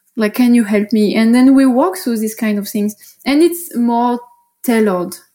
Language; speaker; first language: English; non-native, fluent; French